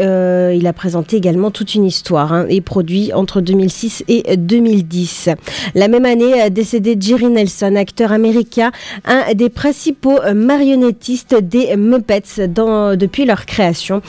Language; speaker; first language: French; native; French